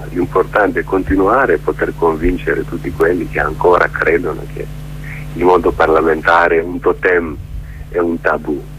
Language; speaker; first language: Italian; non-native, fluent; Greek